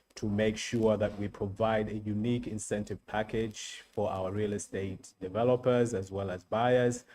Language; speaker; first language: English; non-native, local second language; Swahili